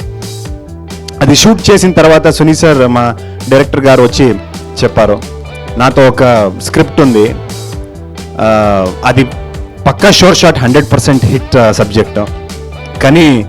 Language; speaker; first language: Telugu; non-native, learner; Kannada